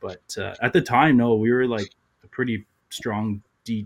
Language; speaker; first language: English; native; English